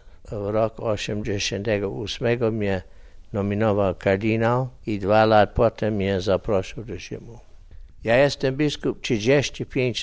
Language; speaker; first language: Polish; early bilingual, heritage; English